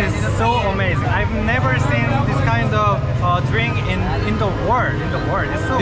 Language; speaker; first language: English; non-native, fluent; Korean